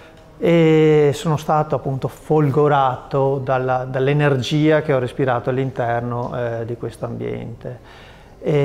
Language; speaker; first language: Italian; native; Italian